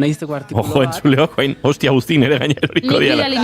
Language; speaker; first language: Basque; native; Basque